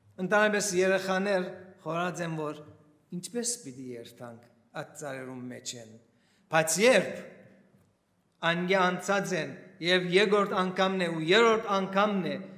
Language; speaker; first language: Armenian; early bilingual, heritage; Armenian